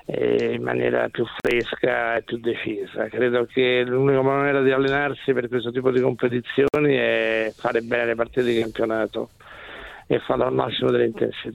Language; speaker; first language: Italian; native; Italian